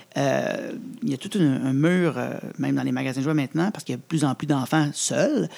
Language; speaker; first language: French; native; French